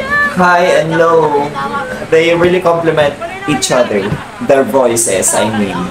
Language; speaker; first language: English; non-native, local second language; Filipino